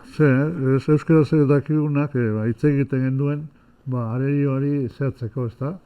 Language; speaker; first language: Basque; native; Basque